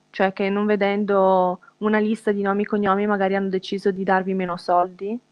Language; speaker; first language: Italian; native; Italian